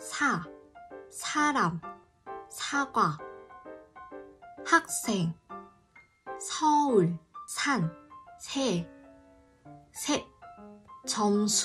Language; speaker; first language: Korean; non-native, fluent; Vietnamese